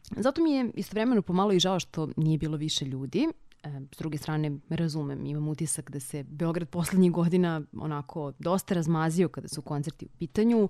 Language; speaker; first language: Serbian; native; Serbian